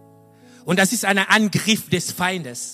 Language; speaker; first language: German; non-native, fluent; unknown